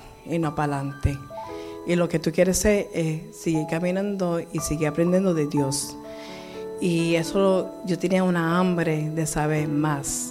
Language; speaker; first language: Spanish; early bilingual, heritage; Spanish